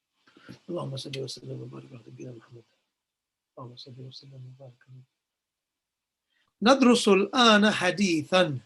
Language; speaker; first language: Arabic; non-native, fluent; English